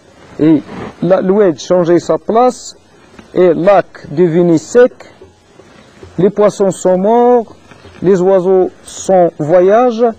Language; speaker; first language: French; non-native, learner; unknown